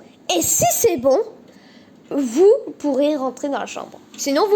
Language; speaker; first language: French; native; French